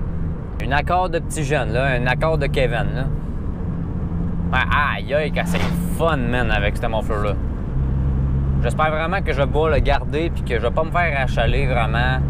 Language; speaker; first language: French; native; French